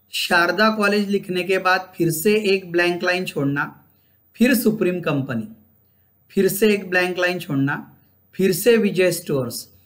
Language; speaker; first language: Hindi; non-native, local second language; Marathi